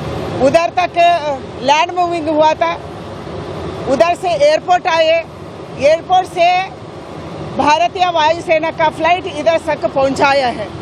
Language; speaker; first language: Hindi; non-native, local second language; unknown